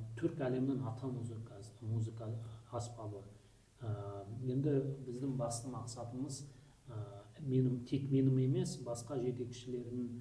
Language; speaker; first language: Kazakh; non-native, local second language; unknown